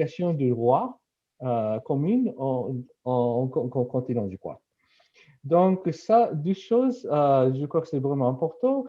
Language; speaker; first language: French; non-native, fluent; Japanese